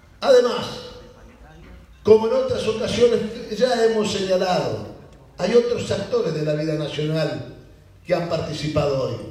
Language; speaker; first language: Spanish; native; Spanish